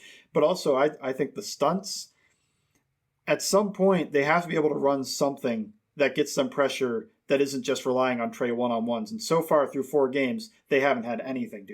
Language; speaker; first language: English; native; English